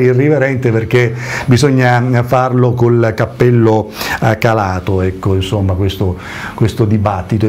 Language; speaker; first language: Italian; native; Italian